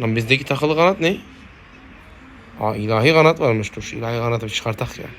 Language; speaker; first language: Turkish; native; Turkish